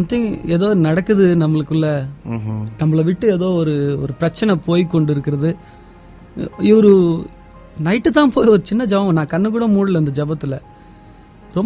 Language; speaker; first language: Tamil; non-native, local second language; Telugu